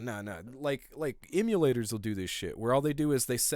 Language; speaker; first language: English; native; English